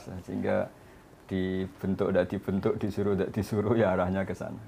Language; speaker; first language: Indonesian; native; Indonesian